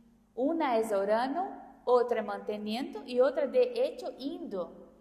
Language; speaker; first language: Spanish; non-native, fluent; Portuguese